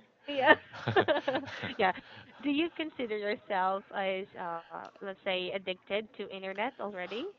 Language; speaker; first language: English; non-native, fluent; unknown